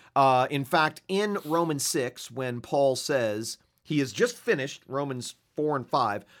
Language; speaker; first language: English; native; English